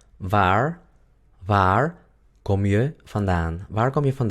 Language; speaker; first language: Dutch; non-native, fluent; Spanish